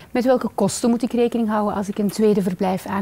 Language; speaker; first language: Dutch; native; Dutch